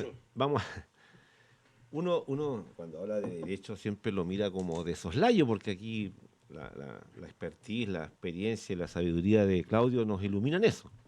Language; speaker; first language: Spanish; native; Spanish